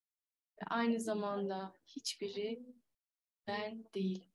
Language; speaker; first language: Turkish; native; Turkish